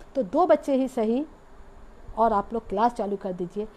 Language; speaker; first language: Hindi; native; Hindi